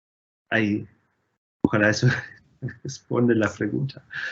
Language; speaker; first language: Spanish; non-native, fluent; German